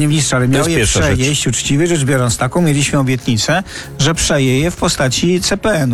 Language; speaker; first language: Polish; native; Polish